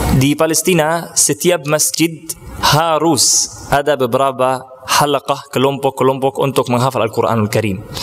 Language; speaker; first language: Malay; non-native, fluent; Arabic